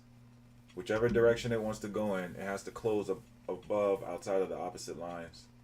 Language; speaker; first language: English; native; English